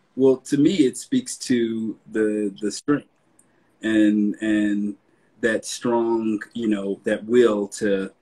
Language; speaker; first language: English; native; English